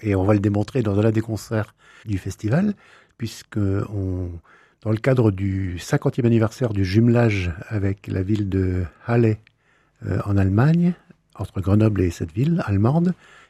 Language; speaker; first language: French; native; French